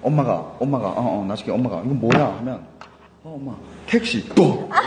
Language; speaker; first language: Korean; native; Korean